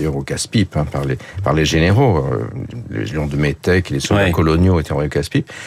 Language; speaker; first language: French; native; French